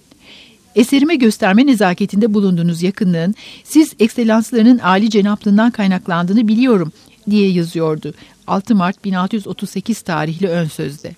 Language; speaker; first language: Turkish; native; Turkish